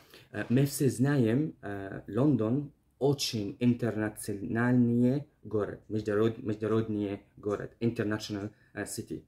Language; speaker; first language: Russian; non-native, learner; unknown